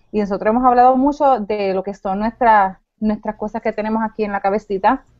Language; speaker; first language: Spanish; native; Spanish